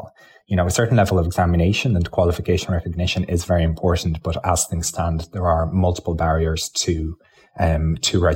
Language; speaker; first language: English; non-native, local second language; Lithuanian